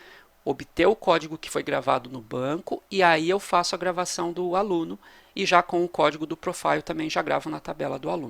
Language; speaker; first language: Portuguese; native; Portuguese